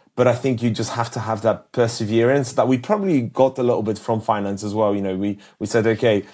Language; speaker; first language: English; early bilingual, other home language; Polish